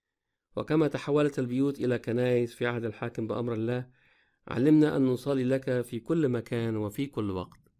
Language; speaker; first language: Arabic; native; Arabic